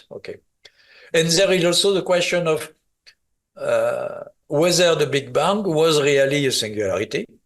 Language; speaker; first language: English; non-native, fluent; French